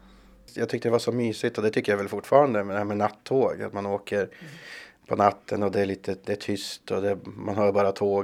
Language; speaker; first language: Swedish; native; Swedish